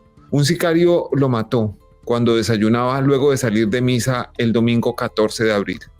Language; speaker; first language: Spanish; native; Spanish